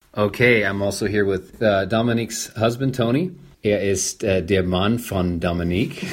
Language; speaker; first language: English; native; English